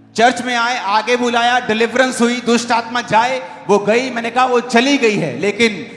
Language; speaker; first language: Hindi; non-native, local second language; Punjabi